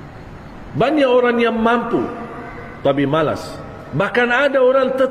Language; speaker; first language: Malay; non-native, fluent; Arabic